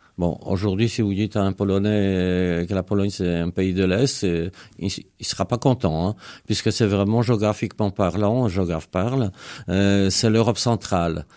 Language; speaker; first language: French; non-native, fluent; Polish